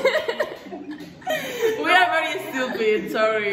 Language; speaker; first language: English; non-native, learner; Spanish